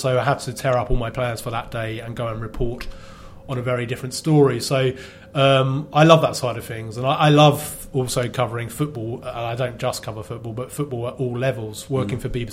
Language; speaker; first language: English; native; English